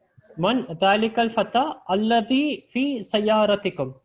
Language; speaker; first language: Arabic; non-native, fluent; Hindi